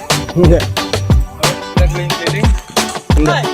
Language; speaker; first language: Indonesian; native; Indonesian